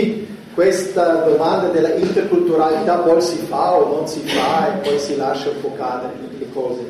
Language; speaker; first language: Italian; non-native, fluent; German